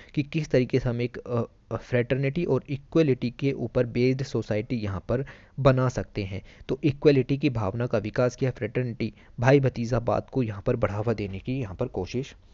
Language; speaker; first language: Hindi; native; Hindi